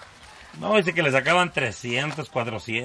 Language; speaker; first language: Spanish; native; Spanish